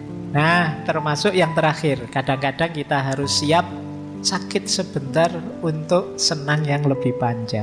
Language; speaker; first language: Indonesian; native; Indonesian